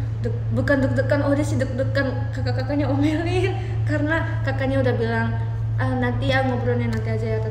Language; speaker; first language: Indonesian; early bilingual, heritage; Japanese